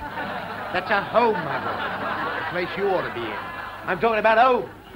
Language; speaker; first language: English; native; English